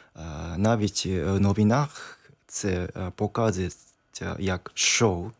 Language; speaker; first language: Ukrainian; non-native, learner; Japanese